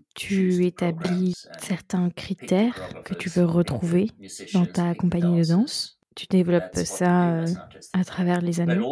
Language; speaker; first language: French; non-native, fluent; Swedish